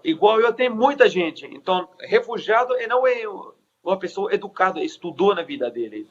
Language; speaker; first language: Portuguese; non-native, fluent; Arabic